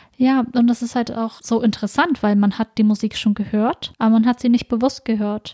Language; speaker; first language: German; early bilingual, other home language; Vietnamese